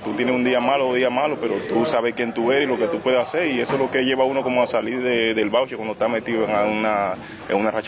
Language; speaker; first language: Spanish; native; Spanish